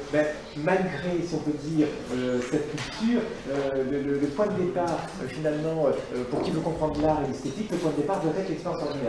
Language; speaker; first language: French; native; French